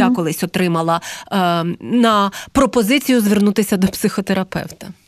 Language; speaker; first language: Ukrainian; native; Ukrainian